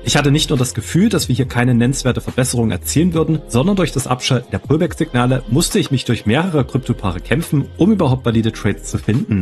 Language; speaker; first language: German; native; German